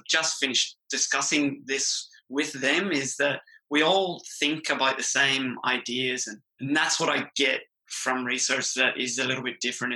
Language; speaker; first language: English; native; English